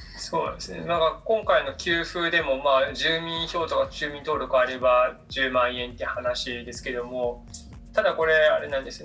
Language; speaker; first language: Japanese; native; Japanese